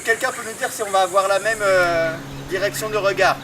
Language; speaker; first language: French; native; French